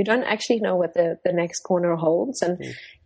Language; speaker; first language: English; non-native, local second language; Afrikaans